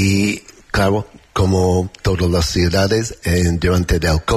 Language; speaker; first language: Spanish; non-native, learner; English